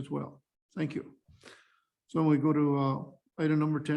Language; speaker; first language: English; native; English